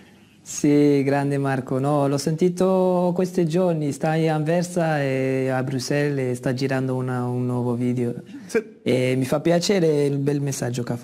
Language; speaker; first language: Italian; non-native, fluent; Dutch